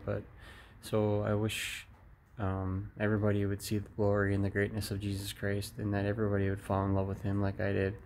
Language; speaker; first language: English; native; English